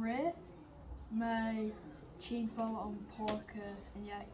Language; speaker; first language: Irish; non-native, local second language; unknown